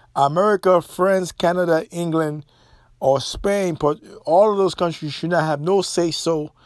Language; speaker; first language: English; non-native, fluent; Haitian Creole